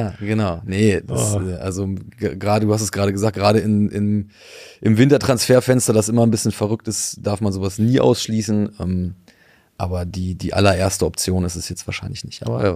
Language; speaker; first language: German; native; German